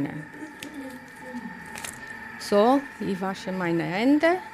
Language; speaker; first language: German; non-native, learner; Italian